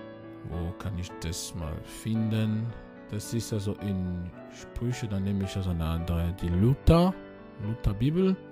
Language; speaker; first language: German; non-native, fluent; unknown